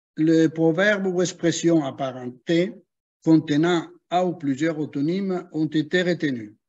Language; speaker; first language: French; non-native, fluent; Spanish